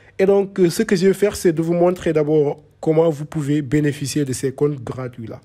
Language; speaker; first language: French; non-native, local second language; Wolof